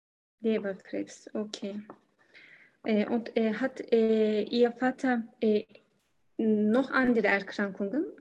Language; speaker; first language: German; non-native, learner; Turkish